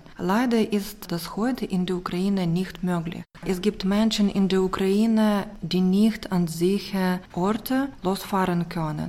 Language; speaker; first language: German; non-native, learner; Ukrainian